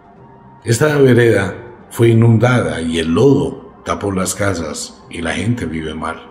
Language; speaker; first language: Spanish; native; Spanish